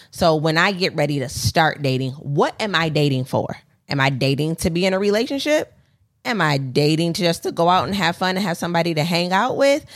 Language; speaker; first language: English; native; English